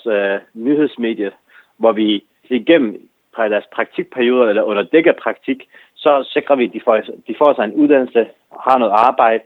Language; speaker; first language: Danish; non-native, fluent; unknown